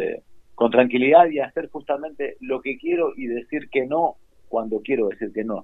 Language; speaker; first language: Spanish; native; Spanish